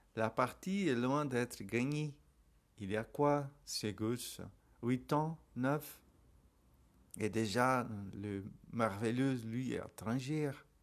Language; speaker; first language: French; non-native, learner; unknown